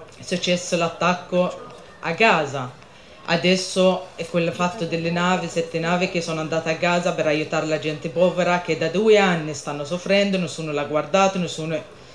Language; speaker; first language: Italian; non-native, fluent; Arabic